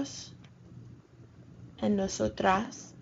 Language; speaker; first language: Spanish; non-native, fluent; English